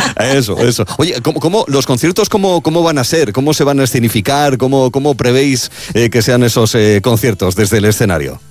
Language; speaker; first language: Spanish; native; Spanish